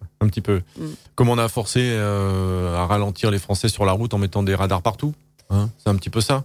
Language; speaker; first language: French; native; French